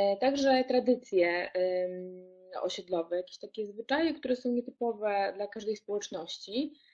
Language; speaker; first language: Polish; native; Polish